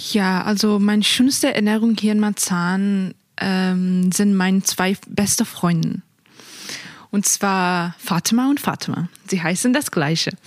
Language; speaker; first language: German; non-native, fluent; Persian